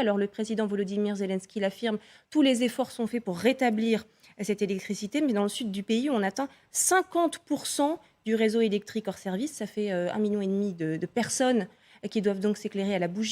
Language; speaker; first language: French; native; French